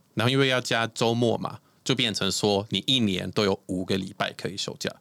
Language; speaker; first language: Chinese; non-native, fluent; Swedish